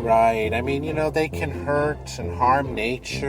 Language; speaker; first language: English; native; English